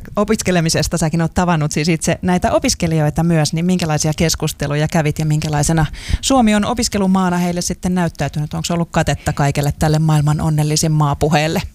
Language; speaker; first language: Finnish; native; Finnish